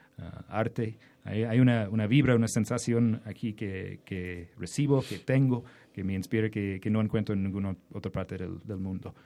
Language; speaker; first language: Spanish; non-native, fluent; English